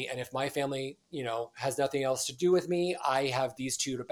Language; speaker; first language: English; native; English